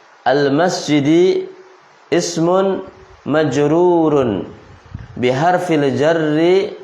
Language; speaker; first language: Arabic; non-native, fluent; Indonesian